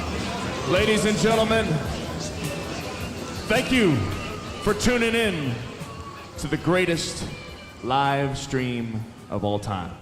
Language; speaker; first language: English; native; English